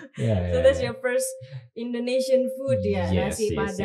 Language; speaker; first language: English; non-native, learner; Indonesian